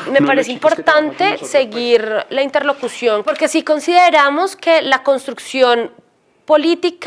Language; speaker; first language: Spanish; native; Spanish